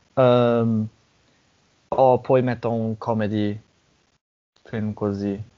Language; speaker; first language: Italian; non-native, fluent; English